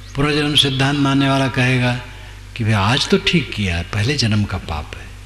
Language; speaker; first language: Hindi; non-native, local second language; Awadhi